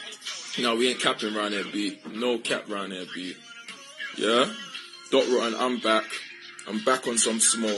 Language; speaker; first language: English; native; English